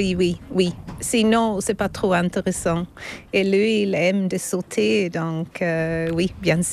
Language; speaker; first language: French; non-native, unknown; Swedish